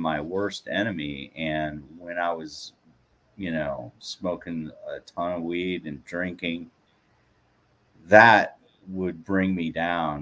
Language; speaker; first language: English; native; English